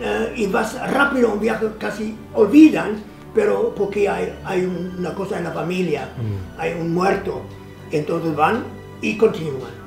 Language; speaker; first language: Spanish; non-native, fluent; German